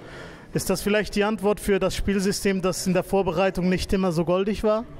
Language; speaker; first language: German; native; German